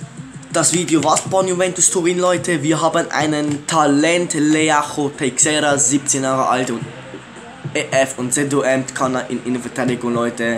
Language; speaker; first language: German; early bilingual, other home language; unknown